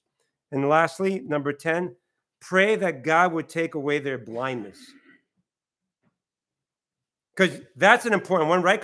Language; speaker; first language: English; native; English